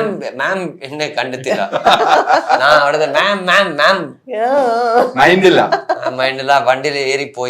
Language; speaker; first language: Malayalam; non-native, learner; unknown